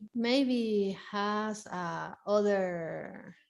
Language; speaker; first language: English; non-native, learner; Spanish